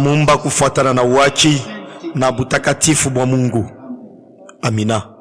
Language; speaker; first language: Swahili; native; Swahili